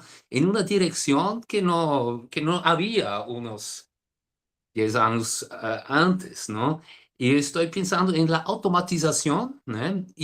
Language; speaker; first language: Spanish; non-native, fluent; Portuguese